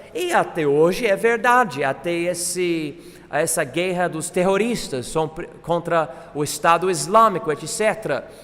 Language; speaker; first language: Portuguese; non-native, fluent; English